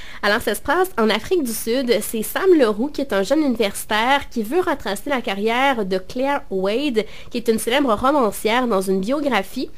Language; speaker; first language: French; native; French